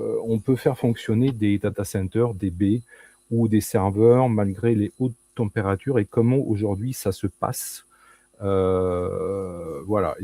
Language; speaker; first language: French; native; French